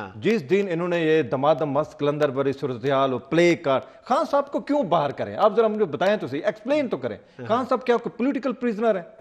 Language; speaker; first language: Urdu; non-native, local second language; Saraiki